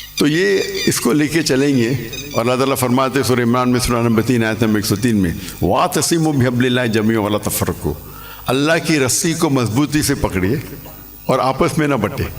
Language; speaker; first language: Urdu; non-native, local second language; English